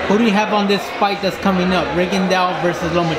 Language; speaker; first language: English; native; English